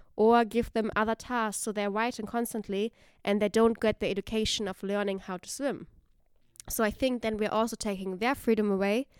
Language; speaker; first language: English; non-native, fluent; German